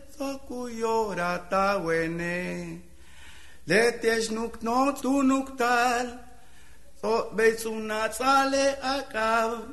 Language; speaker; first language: Spanish; non-native, local second language; Yucateco